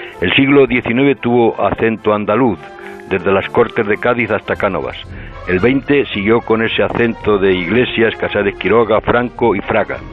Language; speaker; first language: Spanish; native; Spanish